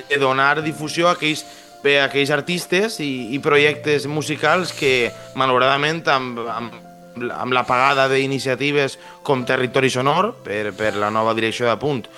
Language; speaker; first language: Catalan; native; Catalan